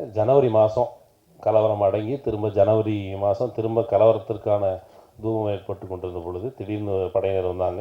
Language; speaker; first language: Tamil; native; Tamil